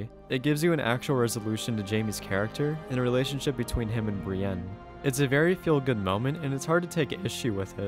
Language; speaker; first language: English; native; English